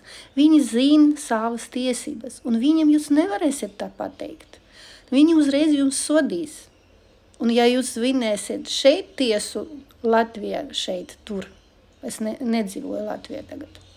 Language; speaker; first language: Latvian; non-native, local second language; Russian